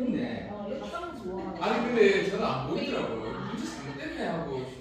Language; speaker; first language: Korean; native; Korean